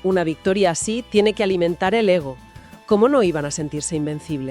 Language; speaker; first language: Spanish; native; Spanish